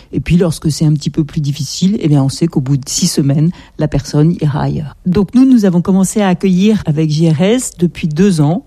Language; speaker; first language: French; native; French